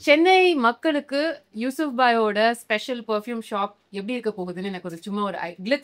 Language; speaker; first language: Tamil; native; Tamil